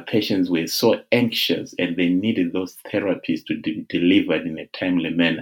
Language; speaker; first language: English; non-native, local second language; Shona